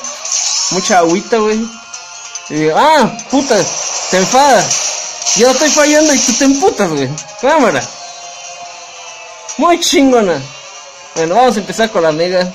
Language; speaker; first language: Spanish; native; Spanish